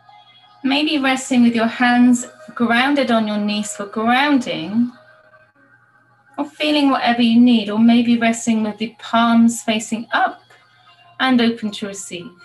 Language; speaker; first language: English; native; English